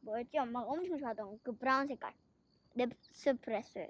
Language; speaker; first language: Korean; early bilingual, heritage; Korean